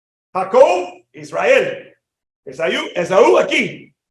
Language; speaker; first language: Spanish; non-native, fluent; English